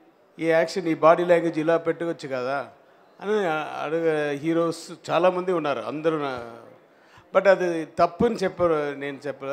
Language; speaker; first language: Telugu; non-native, fluent; Tamil